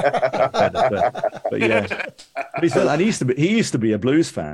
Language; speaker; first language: English; native; English